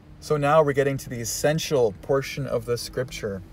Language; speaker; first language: English; native; English